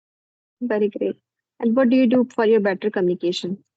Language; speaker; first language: English; non-native, learner; Hindi